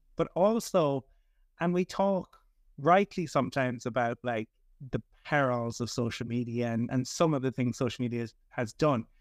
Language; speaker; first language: English; native; English